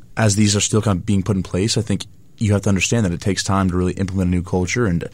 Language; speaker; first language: English; native; English